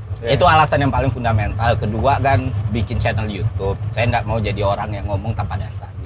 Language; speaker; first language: Indonesian; native; Indonesian